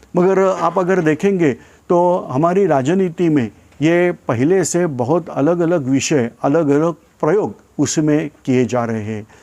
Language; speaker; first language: Hindi; non-native, local second language; Marathi